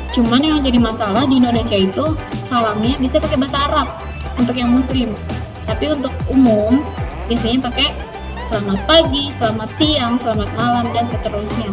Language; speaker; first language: Indonesian; native; Indonesian